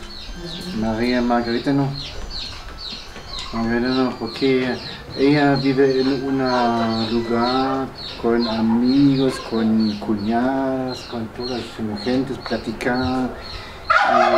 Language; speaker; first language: Spanish; non-native, learner; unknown